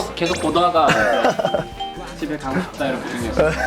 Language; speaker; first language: Korean; native; Korean